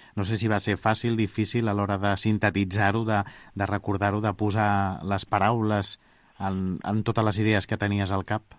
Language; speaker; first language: Catalan; native; Catalan